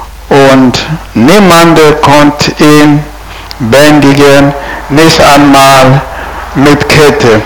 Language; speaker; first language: German; non-native, fluent; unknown